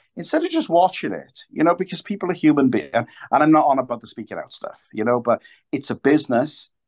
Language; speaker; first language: English; native; English